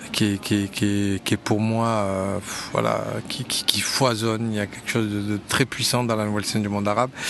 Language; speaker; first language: French; native; French